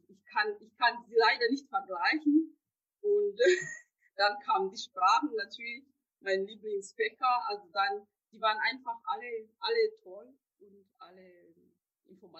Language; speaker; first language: German; non-native, fluent; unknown